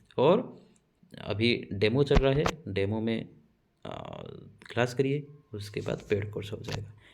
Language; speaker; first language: Hindi; non-native, local second language; Odia